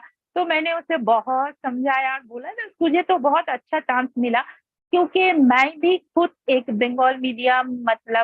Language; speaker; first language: Hindi; non-native, local second language; Bangla